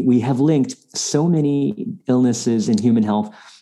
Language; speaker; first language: English; non-native, local second language; Bangla